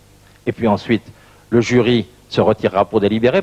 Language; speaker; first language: French; native; French